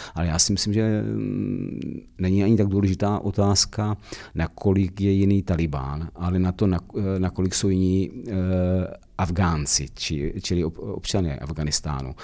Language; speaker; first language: Czech; native; Czech